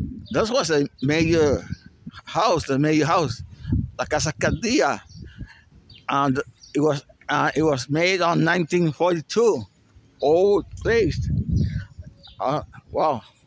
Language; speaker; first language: English; non-native, fluent; Spanish